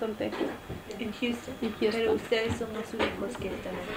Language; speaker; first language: Spanish; non-native, fluent; English